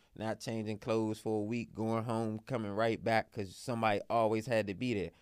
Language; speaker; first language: English; native; English